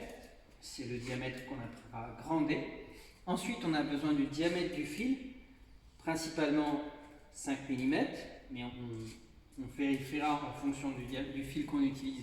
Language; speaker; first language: French; native; French